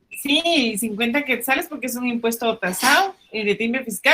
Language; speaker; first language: Spanish; native; Spanish